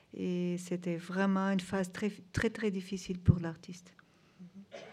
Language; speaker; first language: French; non-native, fluent; Portuguese